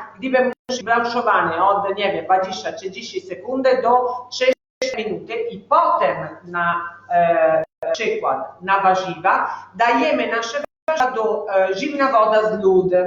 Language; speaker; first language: Polish; non-native, learner; Italian